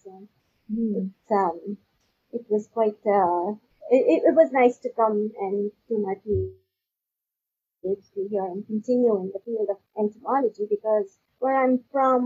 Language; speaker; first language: English; non-native, local second language; Urdu